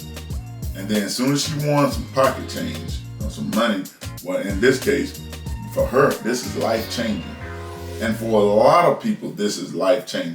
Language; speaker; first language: English; native; English